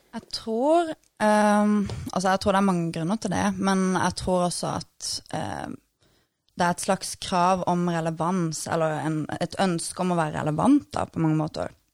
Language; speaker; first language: Norwegian; native; Norwegian